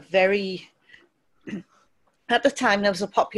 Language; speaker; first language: English; native; English